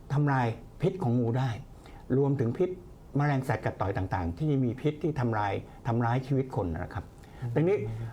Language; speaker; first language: Thai; native; Thai